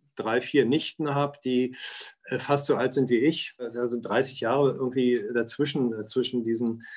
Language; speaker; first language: German; native; German